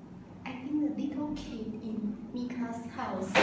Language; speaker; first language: English; non-native, learner; Chinese